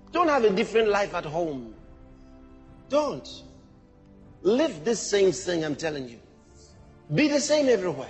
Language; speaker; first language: English; non-native, local second language; Yoruba